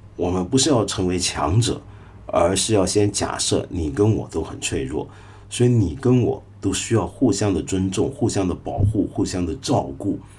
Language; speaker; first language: Chinese; non-native, local second language; Cantonese